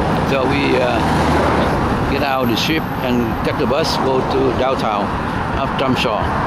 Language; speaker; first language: English; non-native, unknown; Vietnamese